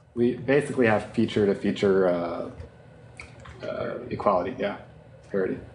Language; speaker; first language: English; native; English